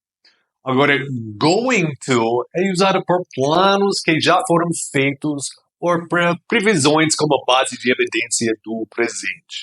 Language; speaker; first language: Portuguese; non-native, fluent; English